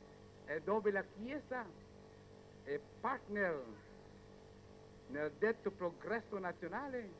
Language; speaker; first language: Italian; non-native, fluent; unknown